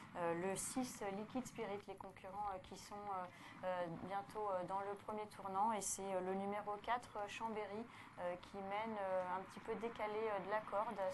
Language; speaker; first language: French; native; French